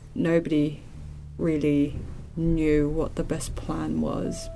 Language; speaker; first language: English; non-native, local second language; Cantonese